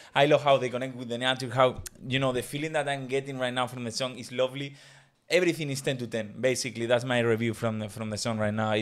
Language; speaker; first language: English; non-native, fluent; Spanish